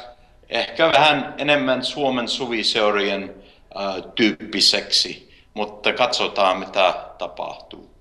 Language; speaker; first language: Finnish; early bilingual, heritage; Finnish